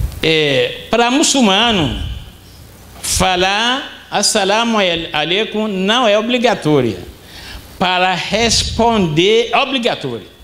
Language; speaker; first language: Portuguese; non-native, fluent; Arabic